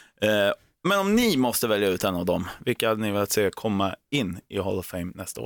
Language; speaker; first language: Swedish; native; Swedish